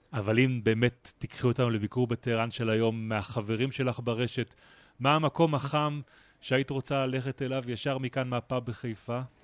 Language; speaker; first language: Hebrew; native; Hebrew